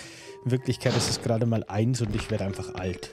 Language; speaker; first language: German; native; German